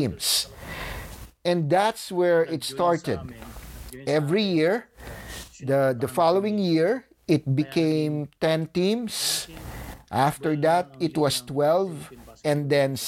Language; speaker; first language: English; non-native, local second language; Filipino